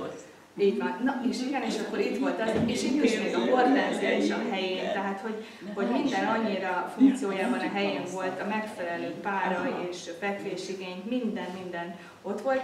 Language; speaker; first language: Hungarian; native; Hungarian